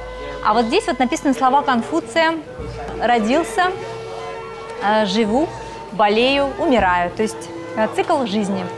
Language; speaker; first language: Russian; native; Russian